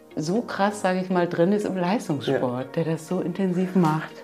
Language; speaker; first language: German; native; German